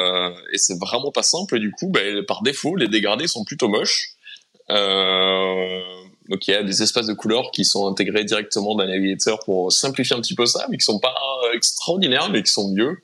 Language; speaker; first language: French; native; French